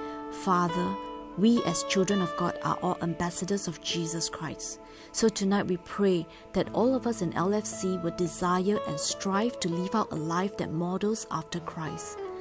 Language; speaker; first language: English; non-native, local second language; Chinese